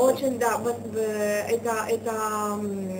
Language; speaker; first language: Russian; non-native, fluent; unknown